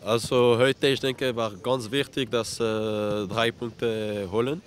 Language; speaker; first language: German; non-native, learner; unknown